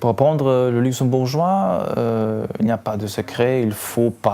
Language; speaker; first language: French; non-native, local second language; Luxembourgish